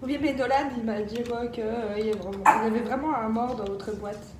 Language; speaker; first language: French; native; French